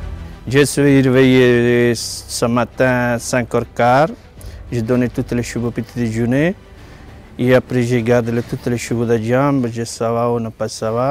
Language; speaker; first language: French; non-native, learner; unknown